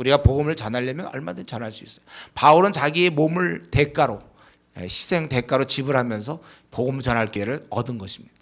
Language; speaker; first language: Korean; native; Korean